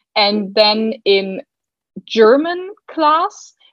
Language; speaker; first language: English; non-native, fluent; German